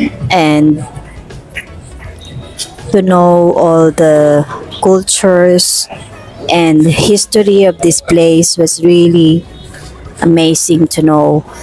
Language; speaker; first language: English; non-native, local second language; Aklanon